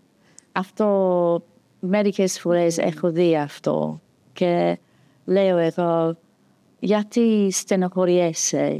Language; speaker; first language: Greek; non-native, fluent; English